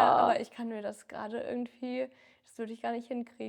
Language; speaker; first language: German; native; German